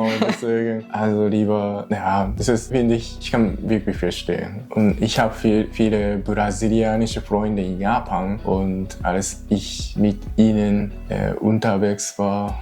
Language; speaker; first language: German; non-native, learner; Japanese